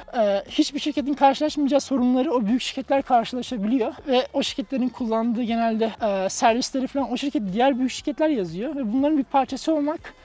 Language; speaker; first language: Turkish; native; Turkish